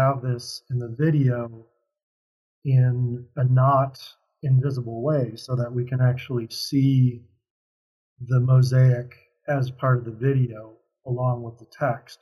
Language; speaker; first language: English; native; English